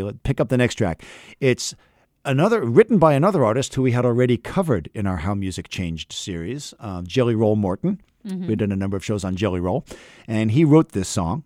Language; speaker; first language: English; native; English